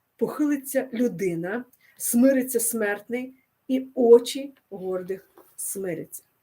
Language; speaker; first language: Ukrainian; non-native, local second language; Russian